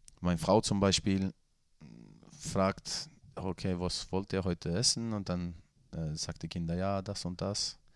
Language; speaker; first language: German; non-native, fluent; Swedish